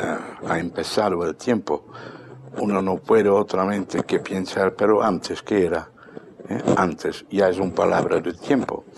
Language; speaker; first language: Spanish; non-native, fluent; Dutch